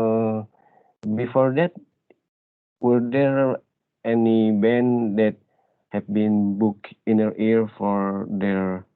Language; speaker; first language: English; non-native, learner; Indonesian